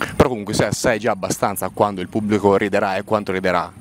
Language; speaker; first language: Italian; native; Italian